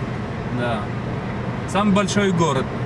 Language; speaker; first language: Russian; non-native, fluent; Arabic